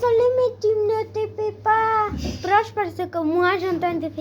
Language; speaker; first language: French; non-native, learner; Spanish